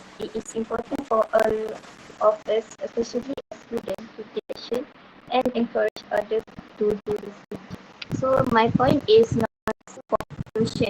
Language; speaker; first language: English; non-native, local second language; Malay